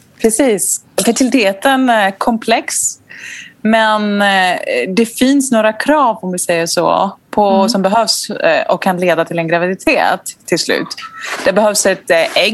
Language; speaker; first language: Swedish; non-native, fluent; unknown